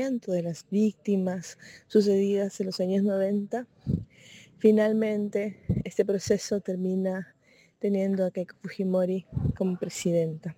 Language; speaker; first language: Spanish; native; Spanish